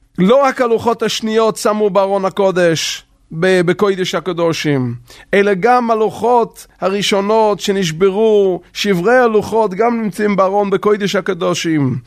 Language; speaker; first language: Hebrew; non-native, local second language; Yiddish